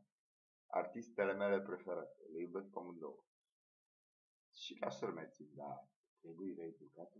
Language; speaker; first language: Romanian; native; Romanian